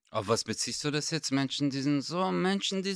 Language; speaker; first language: German; native; German